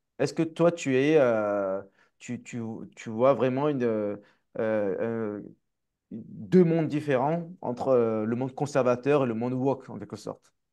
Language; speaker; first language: French; native; French